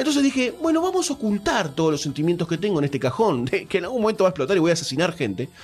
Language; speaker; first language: Spanish; native; Spanish